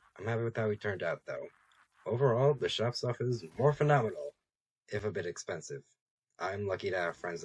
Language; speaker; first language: English; native; English